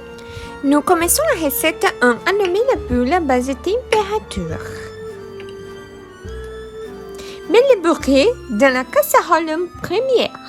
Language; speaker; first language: French; non-native, learner; Portuguese